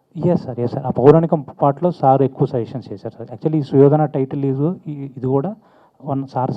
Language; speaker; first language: Telugu; native; Telugu